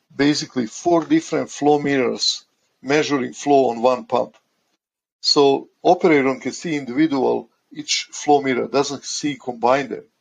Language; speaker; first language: English; non-native, fluent; Croatian